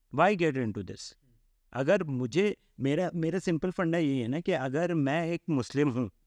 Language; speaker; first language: Hindi; native; Hindi